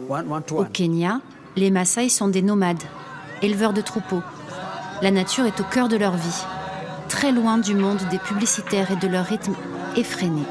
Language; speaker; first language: French; native; French